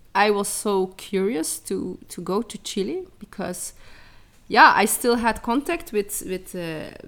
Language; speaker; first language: English; early bilingual, heritage; English